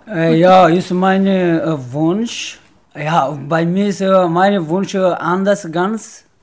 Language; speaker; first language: German; non-native, learner; Persian